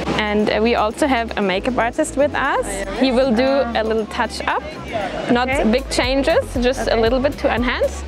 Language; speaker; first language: English; non-native, fluent; German